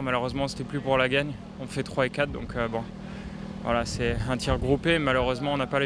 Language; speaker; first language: French; native; French